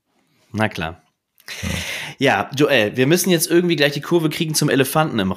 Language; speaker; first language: German; native; German